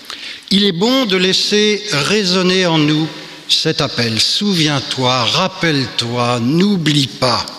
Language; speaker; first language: French; native; French